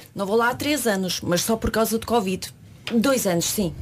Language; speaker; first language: Portuguese; non-native, fluent; Ukrainian